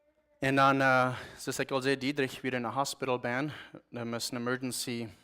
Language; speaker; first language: German; non-native, learner; Plautdietsch